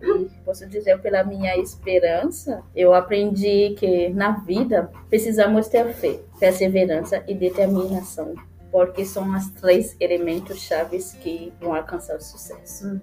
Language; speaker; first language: Portuguese; non-native, learner; Haitian Creole